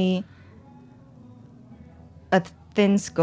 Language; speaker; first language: English; non-native, fluent; Korean